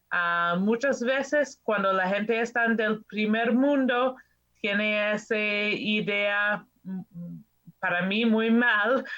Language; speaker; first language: Spanish; non-native, fluent; English